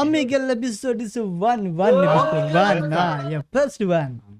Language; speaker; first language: English; non-native, learner; Sinhala